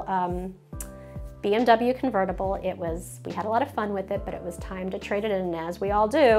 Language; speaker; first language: English; native; English